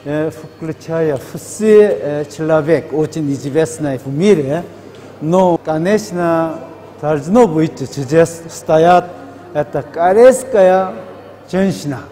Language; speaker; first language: Russian; non-native, learner; Korean